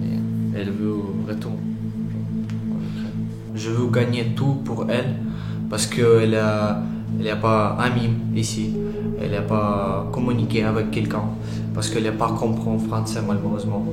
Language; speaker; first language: French; non-native, learner; Ukrainian